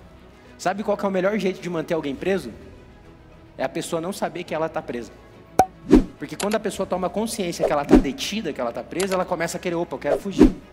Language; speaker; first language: Portuguese; native; Portuguese